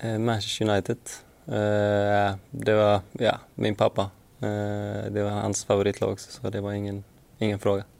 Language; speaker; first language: Swedish; non-native, fluent; Icelandic